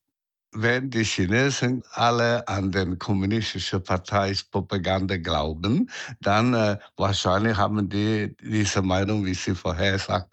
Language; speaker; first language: German; non-native, fluent; Chinese